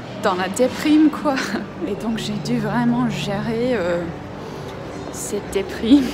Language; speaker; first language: French; non-native, fluent; English